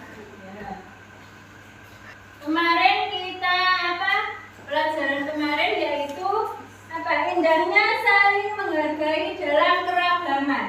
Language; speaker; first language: Indonesian; native; Indonesian